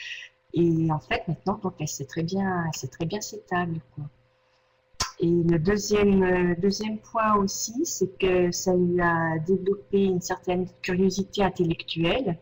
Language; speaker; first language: French; native; French